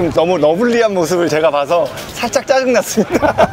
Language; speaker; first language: Korean; native; Korean